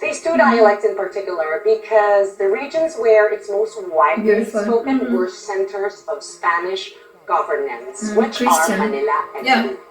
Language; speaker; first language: English; non-native, local second language; Filipino